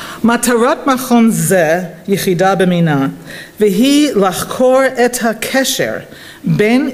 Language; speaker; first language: Hebrew; non-native, fluent; English